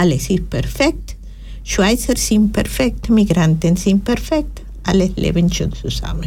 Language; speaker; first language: German; non-native, fluent; Spanish